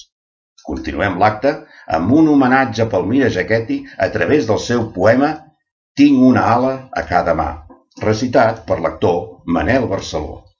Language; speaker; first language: Catalan; native; Catalan